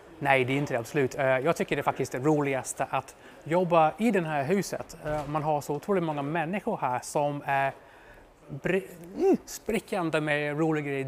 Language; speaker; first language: Swedish; non-native, fluent; English